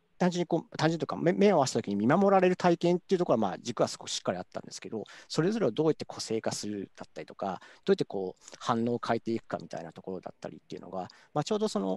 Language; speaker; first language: Japanese; native; Japanese